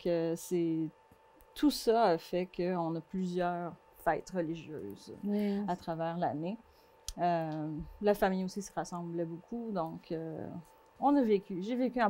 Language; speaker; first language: French; non-native, fluent; Portuguese